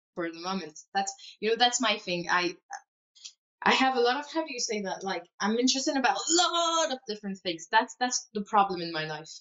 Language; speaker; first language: English; non-native, fluent; French